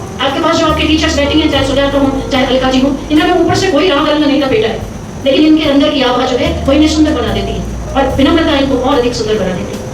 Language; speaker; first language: Hindi; native; Hindi